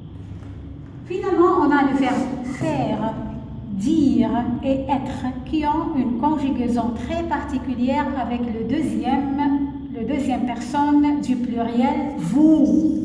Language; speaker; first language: French; non-native, fluent; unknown